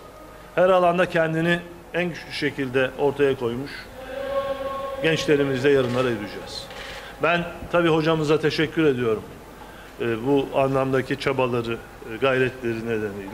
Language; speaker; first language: Turkish; native; Turkish